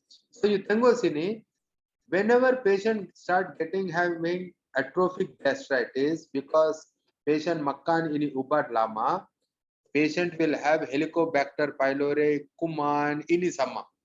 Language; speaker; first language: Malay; non-native, local second language; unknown